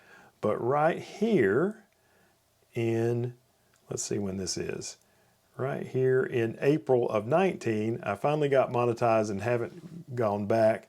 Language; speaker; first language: English; native; English